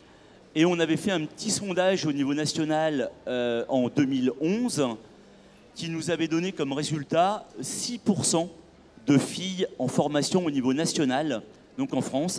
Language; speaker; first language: French; native; French